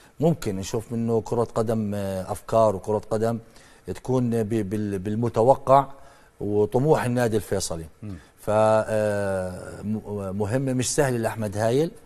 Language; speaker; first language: Arabic; native; Arabic